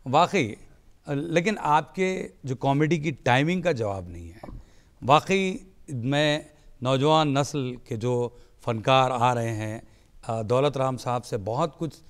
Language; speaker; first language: Hindi; native; Hindi